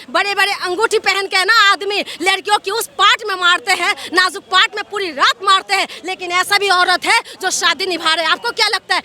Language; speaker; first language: Hindi; non-native, local second language; Assamese